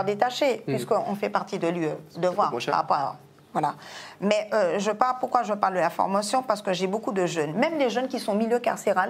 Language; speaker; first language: French; non-native, local second language; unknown